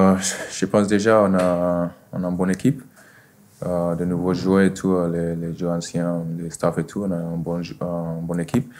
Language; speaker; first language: French; non-native, fluent; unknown